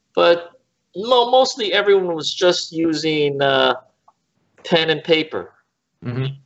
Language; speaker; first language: English; native; English